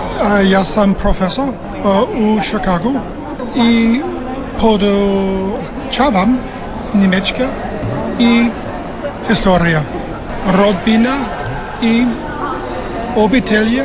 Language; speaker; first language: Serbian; non-native, learner; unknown